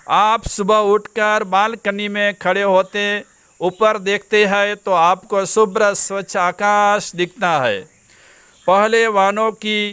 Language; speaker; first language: Hindi; non-native, local second language; Gujarati